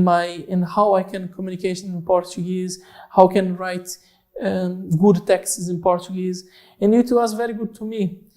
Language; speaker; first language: English; non-native, learner; Portuguese